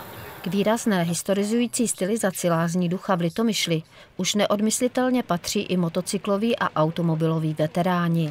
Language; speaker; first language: Czech; native; Czech